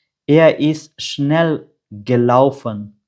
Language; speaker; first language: German; non-native, fluent; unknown